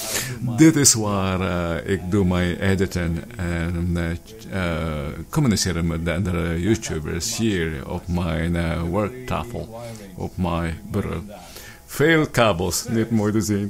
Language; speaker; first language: Dutch; non-native, learner; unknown